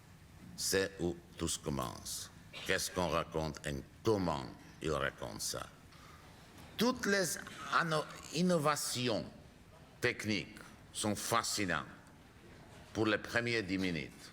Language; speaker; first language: French; non-native, fluent; Czech